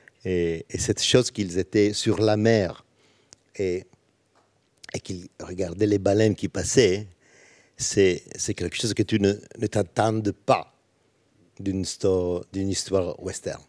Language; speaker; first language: French; non-native, learner; Italian